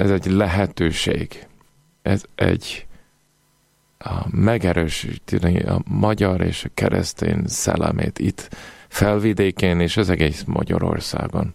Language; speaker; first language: Hungarian; non-native, fluent; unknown